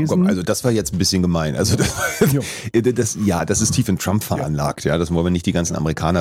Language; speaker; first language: German; native; German